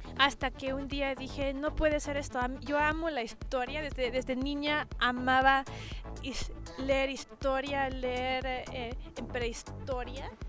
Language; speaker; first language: Spanish; early bilingual, heritage; Spanish